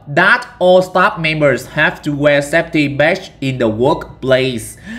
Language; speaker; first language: English; non-native, fluent; Vietnamese